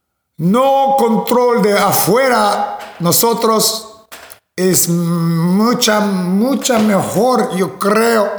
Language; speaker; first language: Spanish; non-native, learner; English